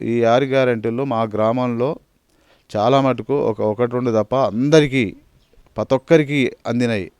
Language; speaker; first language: Telugu; native; Telugu